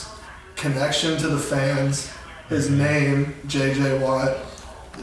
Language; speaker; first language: English; native; English